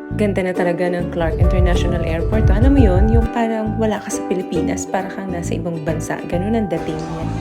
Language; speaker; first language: Filipino; non-native, local second language; Cebuano